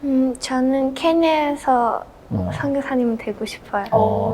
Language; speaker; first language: Korean; early bilingual, heritage; Korean